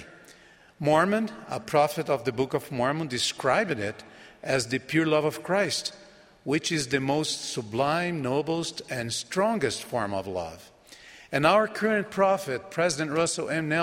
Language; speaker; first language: English; non-native, fluent; Portuguese